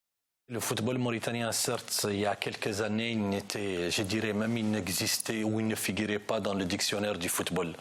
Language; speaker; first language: French; non-native, local second language; Arabic